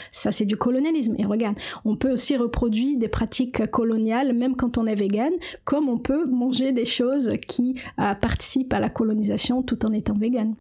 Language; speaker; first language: French; non-native, fluent; Portuguese